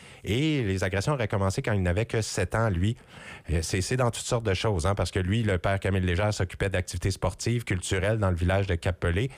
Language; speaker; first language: French; native; French